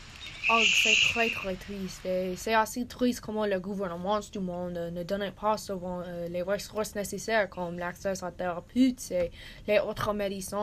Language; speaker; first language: French; non-native, learner; English